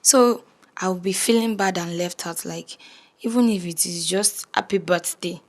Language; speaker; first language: English; non-native, local second language; Yoruba